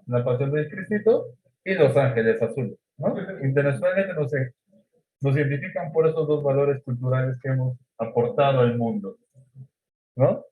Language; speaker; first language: Spanish; native; Spanish